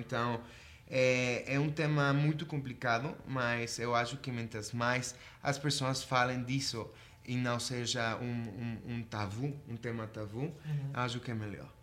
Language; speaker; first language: Portuguese; non-native, fluent; Spanish